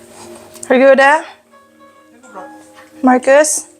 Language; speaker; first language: Swedish; non-native, learner; Filipino